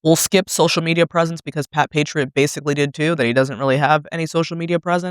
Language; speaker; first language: English; native; English